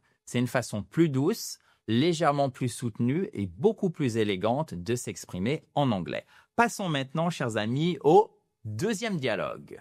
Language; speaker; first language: French; native; French